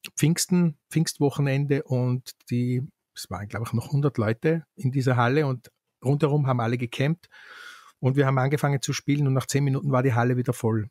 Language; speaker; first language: German; native; German